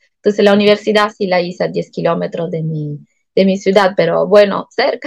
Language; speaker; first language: Spanish; non-native, fluent; Italian